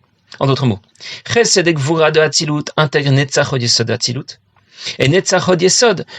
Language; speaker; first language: French; native; French